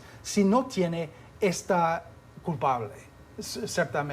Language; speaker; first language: Spanish; non-native, fluent; English